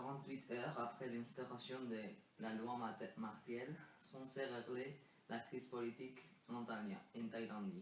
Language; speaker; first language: French; non-native, learner; Spanish